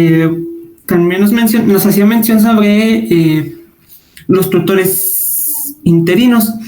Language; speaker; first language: Spanish; native; Spanish